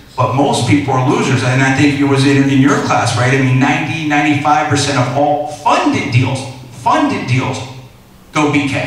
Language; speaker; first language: English; native; English